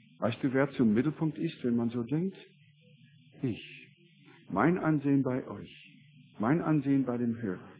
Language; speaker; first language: German; non-native, fluent; English